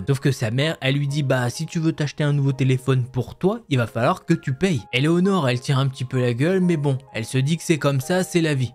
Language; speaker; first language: French; native; French